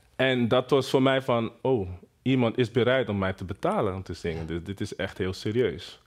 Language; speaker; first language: Dutch; non-native, fluent; Bini